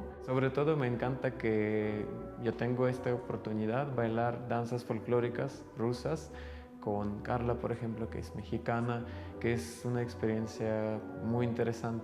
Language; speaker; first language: Spanish; non-native, fluent; Russian